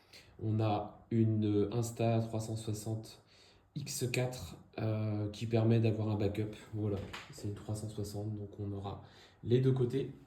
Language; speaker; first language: French; native; French